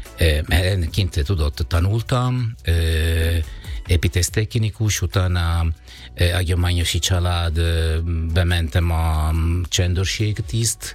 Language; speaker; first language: Hungarian; non-native, learner; Italian